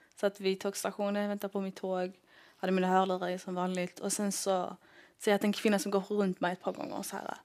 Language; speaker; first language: Swedish; early bilingual, other home language; Somali